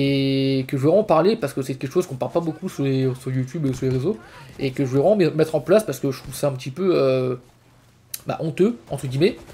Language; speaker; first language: French; native; French